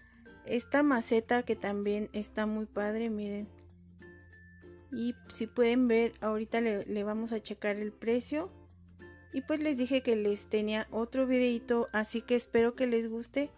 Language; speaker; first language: Spanish; native; Spanish